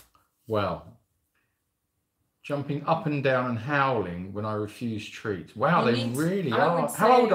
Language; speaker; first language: English; native; English